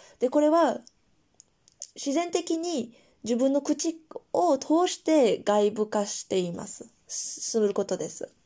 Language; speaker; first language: Japanese; non-native, fluent; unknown